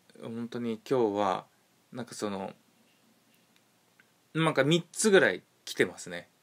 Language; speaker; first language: Japanese; native; Japanese